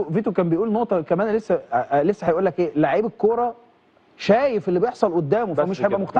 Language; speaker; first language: Arabic; native; Arabic